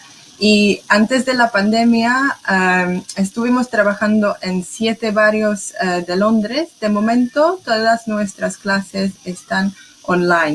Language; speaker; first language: Spanish; non-native, fluent; English